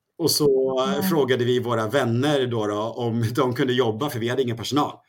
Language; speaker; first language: Swedish; early bilingual, other home language; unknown